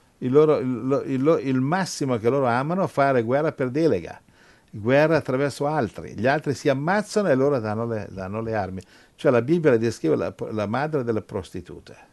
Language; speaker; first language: Italian; non-native, fluent; English